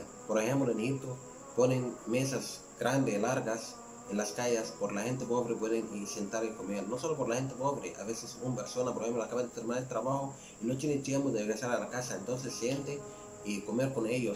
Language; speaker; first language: Spanish; non-native, learner; Arabic